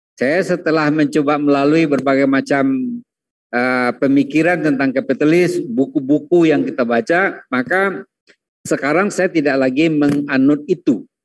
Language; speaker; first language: Indonesian; non-native, local second language; Minangkabau